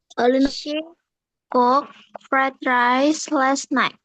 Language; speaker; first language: English; non-native, learner; Indonesian